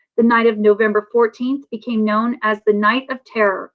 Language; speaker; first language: English; native; English